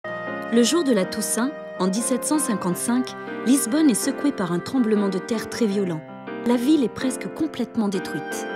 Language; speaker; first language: French; native; French